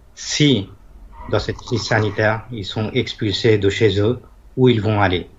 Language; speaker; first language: French; non-native, fluent; Bangla